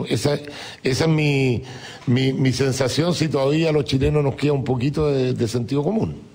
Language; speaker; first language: Spanish; native; Spanish